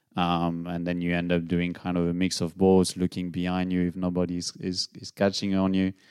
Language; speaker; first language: English; non-native, fluent; French